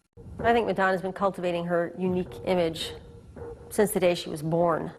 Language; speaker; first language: English; native; English